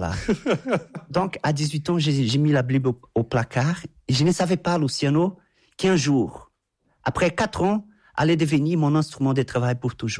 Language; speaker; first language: French; non-native, fluent; Portuguese